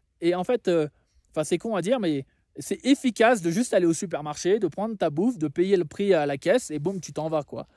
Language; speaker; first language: French; native; French